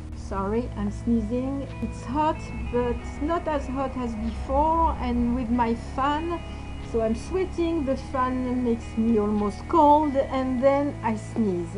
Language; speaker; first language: English; non-native, fluent; French